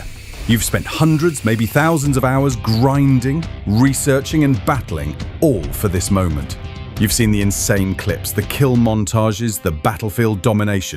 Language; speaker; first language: English; native; English